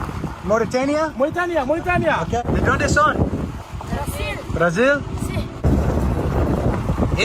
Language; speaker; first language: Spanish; non-native, learner; English